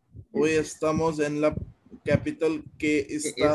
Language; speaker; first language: Spanish; non-native, learner; Hindi